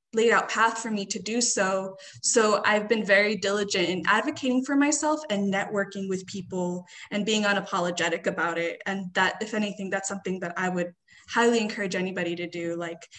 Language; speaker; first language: English; native; English